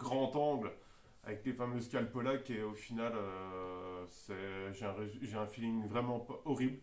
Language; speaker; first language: French; native; French